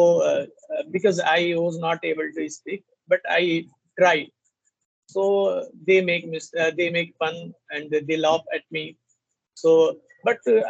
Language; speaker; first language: English; non-native, learner; Hindi